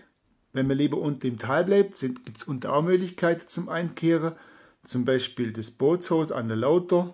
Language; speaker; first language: German; native; German